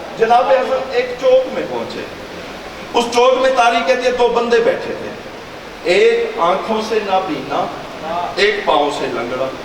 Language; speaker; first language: Urdu; non-native, local second language; Saraiki